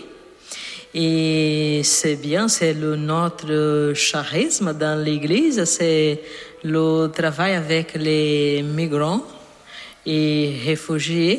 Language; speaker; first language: French; non-native, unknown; Portuguese